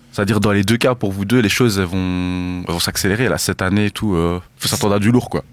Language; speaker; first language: French; native; French